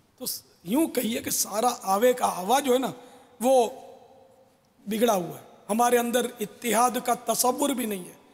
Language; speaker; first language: Urdu; non-native, local second language; Memoni